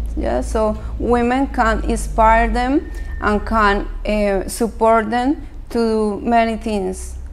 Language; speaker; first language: English; non-native, fluent; Spanish